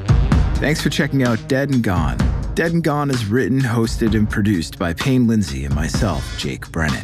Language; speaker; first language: English; native; English